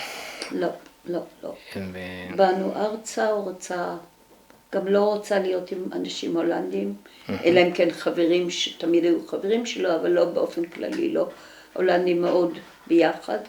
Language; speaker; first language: Hebrew; early bilingual, other home language; Dutch